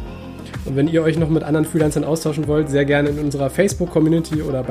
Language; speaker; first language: German; native; German